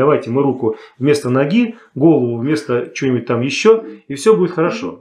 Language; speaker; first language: Russian; native; Russian